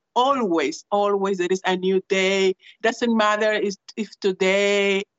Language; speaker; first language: English; non-native, fluent; Spanish